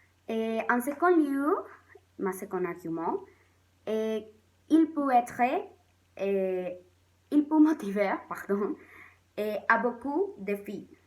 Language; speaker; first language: French; non-native, learner; Spanish